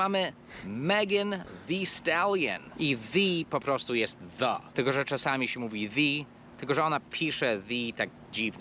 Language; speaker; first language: Polish; non-native, fluent; English